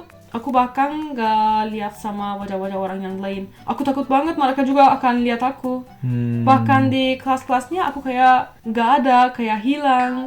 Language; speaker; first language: Indonesian; non-native, fluent; Turkish